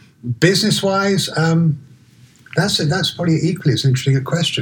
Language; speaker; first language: English; native; English